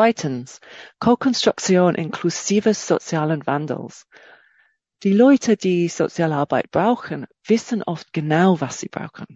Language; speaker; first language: German; non-native, fluent; English